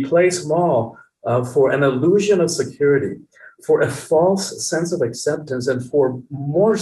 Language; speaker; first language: English; early bilingual, other home language; Spanish